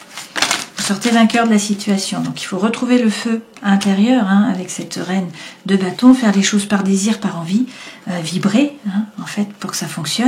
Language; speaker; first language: French; native; French